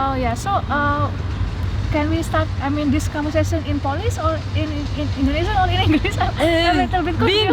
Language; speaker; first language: English; non-native, learner; Indonesian